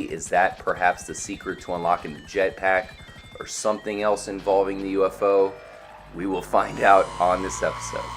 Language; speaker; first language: English; native; English